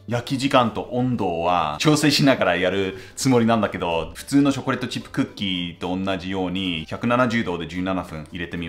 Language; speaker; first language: Japanese; non-native, fluent; English